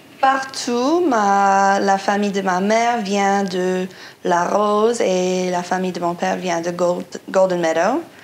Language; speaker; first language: French; non-native, local second language; English